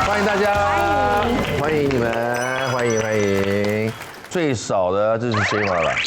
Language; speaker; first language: Chinese; native; Chinese